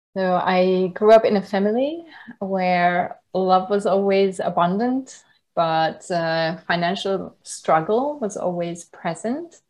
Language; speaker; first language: English; non-native, fluent; Hungarian